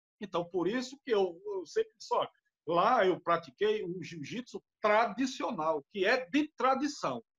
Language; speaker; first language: Portuguese; native; Portuguese